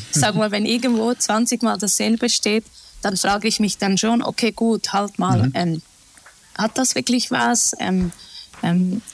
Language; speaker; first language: German; early bilingual, other home language; Turkish